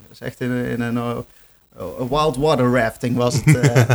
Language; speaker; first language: Dutch; native; Dutch